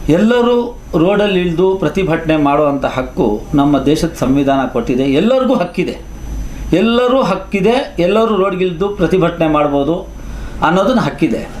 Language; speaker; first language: Kannada; non-native, local second language; Urdu